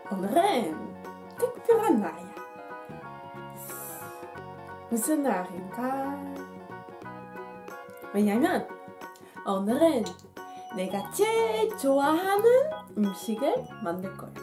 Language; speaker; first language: Korean; non-native, fluent; Dutch